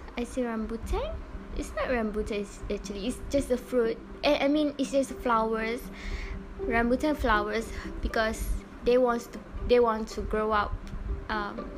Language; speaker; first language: English; non-native, learner; Malay